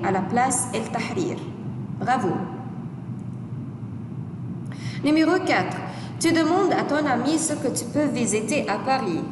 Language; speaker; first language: French; non-native, fluent; Arabic